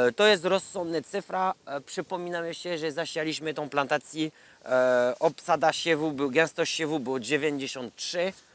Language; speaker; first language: Polish; non-native, learner; French